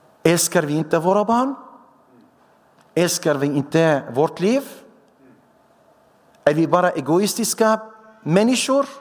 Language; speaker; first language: Swedish; non-native, fluent; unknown